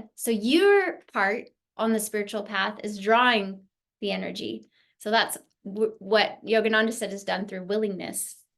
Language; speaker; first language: English; native; English